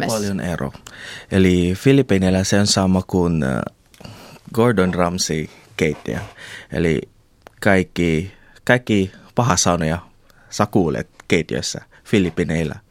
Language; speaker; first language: Finnish; non-native, learner; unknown